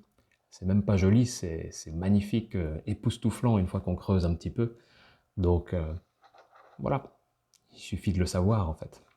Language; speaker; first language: French; native; French